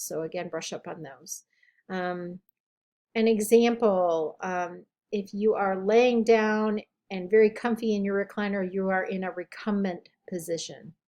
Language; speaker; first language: English; native; English